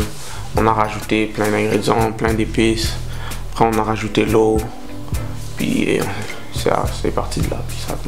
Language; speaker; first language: French; early bilingual, other home language; Haitian Creole